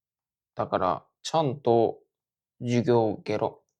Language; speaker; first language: Japanese; non-native, fluent; Korean